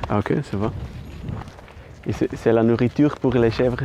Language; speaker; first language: French; non-native, learner; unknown